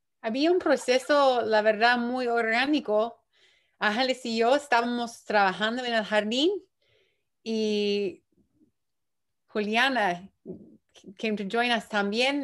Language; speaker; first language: Spanish; early bilingual, heritage; Spanish